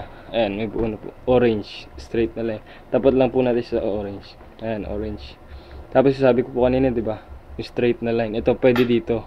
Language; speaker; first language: Filipino; native; Filipino